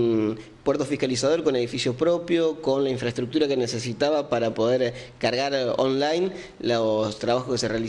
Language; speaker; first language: Spanish; native; Spanish